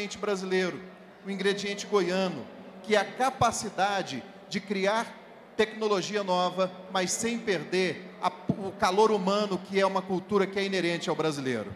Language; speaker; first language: Portuguese; native; Portuguese